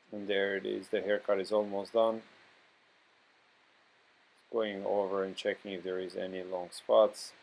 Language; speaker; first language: English; non-native, fluent; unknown